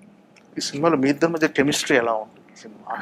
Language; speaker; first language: Telugu; native; Telugu